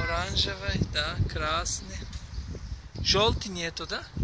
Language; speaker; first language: Russian; non-native, learner; Turkish